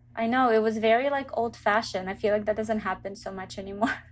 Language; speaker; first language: English; early bilingual, other home language; Russian